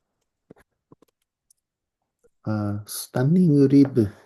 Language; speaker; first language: Japanese; non-native, learner; English